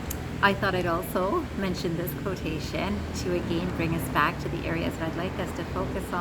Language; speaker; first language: English; native; English